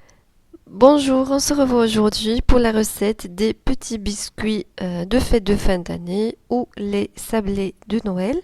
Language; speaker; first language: French; non-native, local second language; Arabic